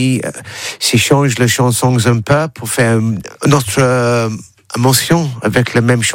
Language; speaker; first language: French; non-native, learner; English